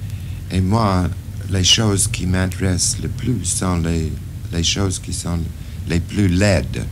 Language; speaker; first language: French; non-native, fluent; English